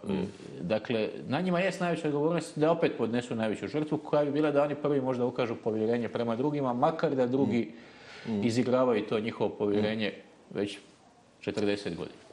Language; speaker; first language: Bosnian; native; Bosnian